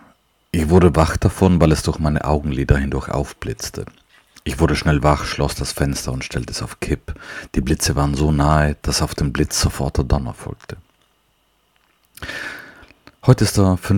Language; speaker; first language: German; non-native, local second language; Ladin